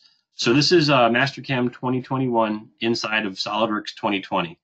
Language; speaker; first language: English; native; English